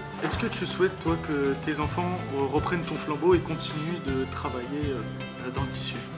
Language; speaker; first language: French; native; French